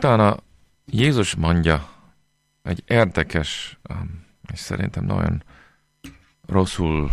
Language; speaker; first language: Hungarian; non-native, fluent; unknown